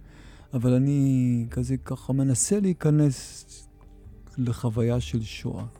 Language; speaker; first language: Hebrew; native; Hebrew